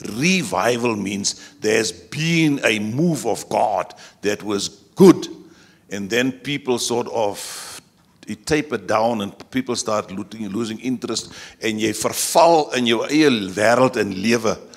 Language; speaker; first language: English; non-native, local second language; Afrikaans